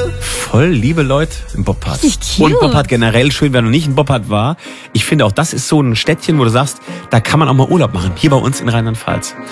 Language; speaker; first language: German; native; German